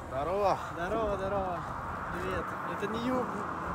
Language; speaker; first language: Russian; non-native, learner; Hindi